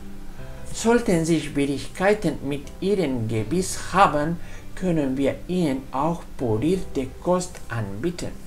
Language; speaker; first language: German; non-native, fluent; Spanish